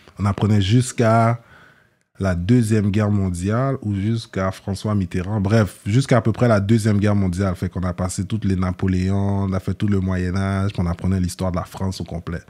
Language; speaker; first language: French; early bilingual, other home language; Haitian Creole